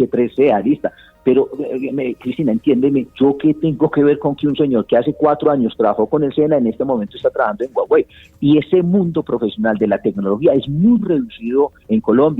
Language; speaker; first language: Spanish; native; Spanish